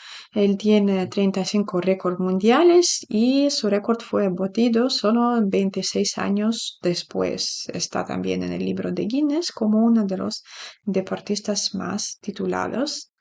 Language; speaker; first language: Spanish; non-native, fluent; Ukrainian